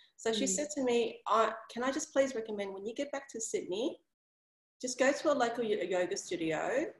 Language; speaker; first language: English; native; English